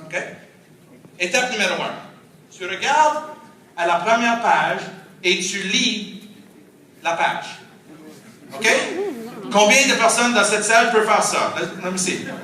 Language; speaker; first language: French; non-native, fluent; English